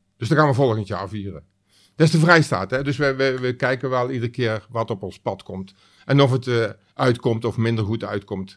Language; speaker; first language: Dutch; native; Dutch